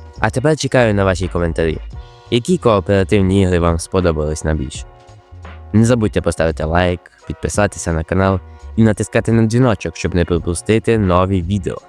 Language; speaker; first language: Ukrainian; native; Ukrainian